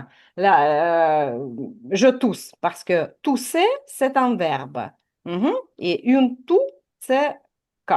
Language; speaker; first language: French; non-native, fluent; Ukrainian